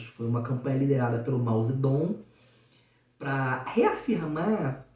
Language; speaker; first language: Portuguese; native; Portuguese